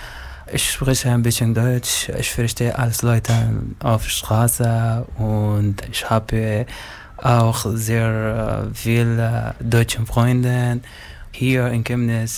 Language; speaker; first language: German; non-native, learner; Arabic